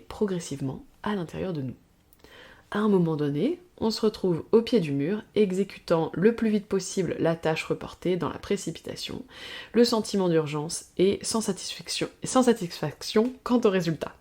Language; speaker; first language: French; native; French